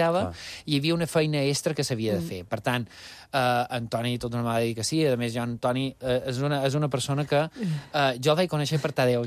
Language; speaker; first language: Catalan; native; Catalan